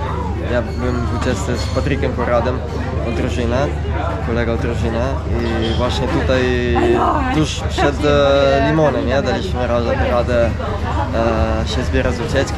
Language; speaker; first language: Polish; non-native, fluent; Italian